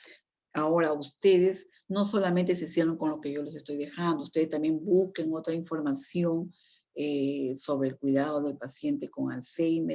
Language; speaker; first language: Spanish; native; Spanish